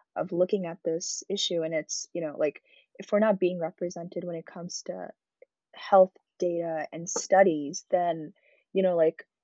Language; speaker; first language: English; early bilingual, other home language; Arabic